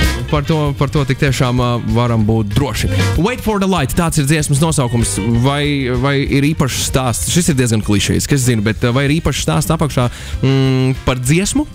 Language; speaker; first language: Latvian; native; Latvian